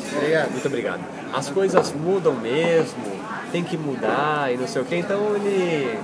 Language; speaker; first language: Portuguese; native; Portuguese